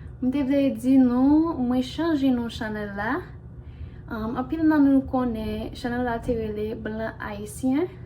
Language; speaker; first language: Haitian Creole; non-native, fluent; English